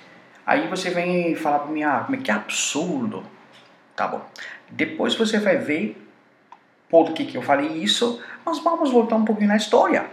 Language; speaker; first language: Portuguese; non-native, fluent; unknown